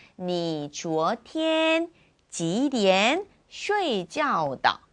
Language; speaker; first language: Chinese; non-native, fluent; Korean